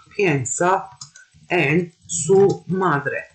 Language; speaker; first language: Spanish; non-native, fluent; Turkish